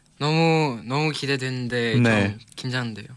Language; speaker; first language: Korean; non-native, learner; Chinese